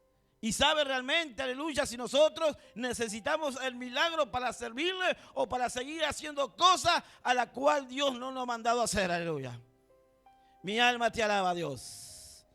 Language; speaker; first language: Spanish; native; Spanish